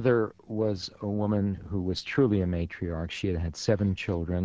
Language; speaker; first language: English; early bilingual, other home language; Yiddish